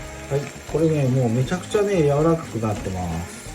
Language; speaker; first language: Japanese; native; Japanese